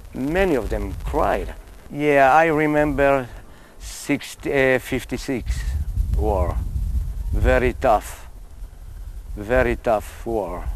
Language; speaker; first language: English; non-native, fluent; Hebrew